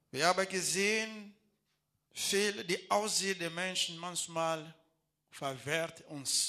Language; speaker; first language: German; non-native, learner; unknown